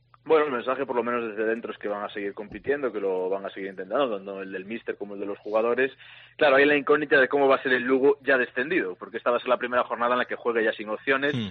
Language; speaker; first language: Spanish; native; Spanish